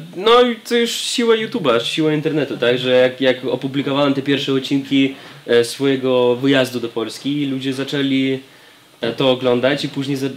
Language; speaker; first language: Polish; non-native, fluent; Russian